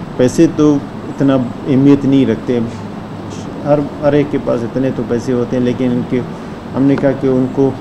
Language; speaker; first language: Urdu; non-native, local second language; Baluchi